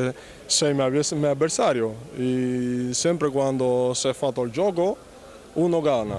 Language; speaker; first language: Italian; non-native, learner; Spanish